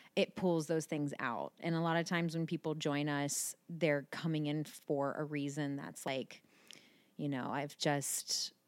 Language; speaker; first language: English; native; English